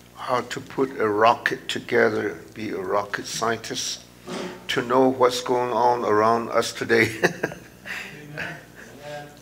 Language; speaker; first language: English; non-native, local second language; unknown